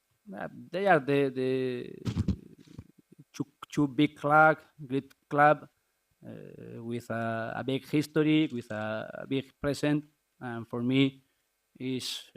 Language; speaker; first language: English; non-native, learner; Spanish